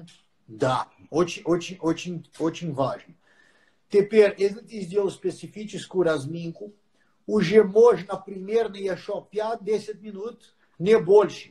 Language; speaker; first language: Russian; non-native, fluent; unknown